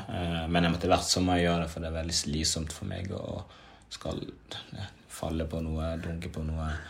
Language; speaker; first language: Norwegian; early bilingual, other home language; Swahili